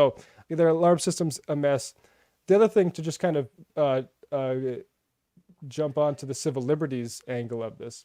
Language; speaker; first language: English; native; English